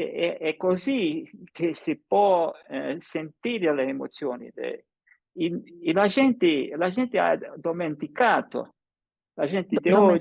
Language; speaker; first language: Italian; non-native, fluent; English